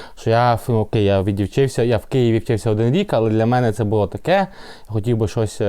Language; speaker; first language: Ukrainian; native; Ukrainian